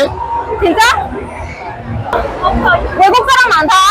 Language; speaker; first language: Korean; non-native, learner; Vietnamese